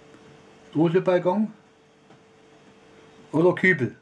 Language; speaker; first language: German; non-native, learner; Russian